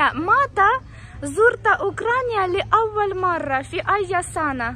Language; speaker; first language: Arabic; non-native, fluent; Ukrainian